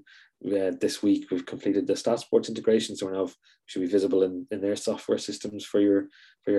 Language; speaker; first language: English; native; English